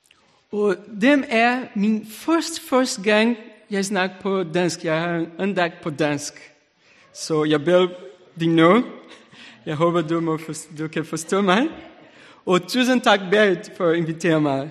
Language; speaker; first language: Danish; non-native, learner; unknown